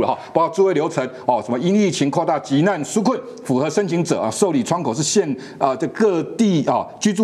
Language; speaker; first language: Chinese; native; Chinese